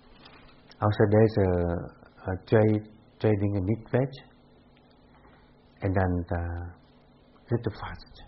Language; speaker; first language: Dutch; non-native, fluent; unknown